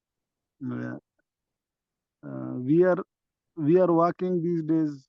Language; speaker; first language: English; non-native, learner; Urdu